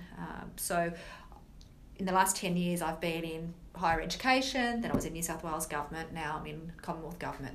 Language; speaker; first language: English; native; English